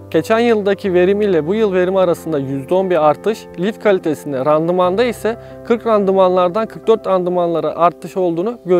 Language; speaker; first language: Turkish; native; Turkish